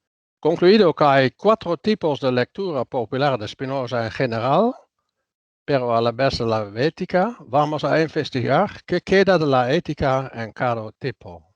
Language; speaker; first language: Spanish; non-native, fluent; Dutch